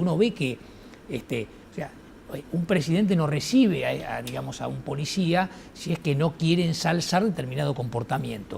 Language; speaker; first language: Spanish; native; Spanish